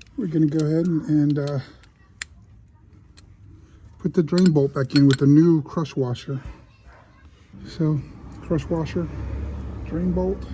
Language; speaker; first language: English; native; English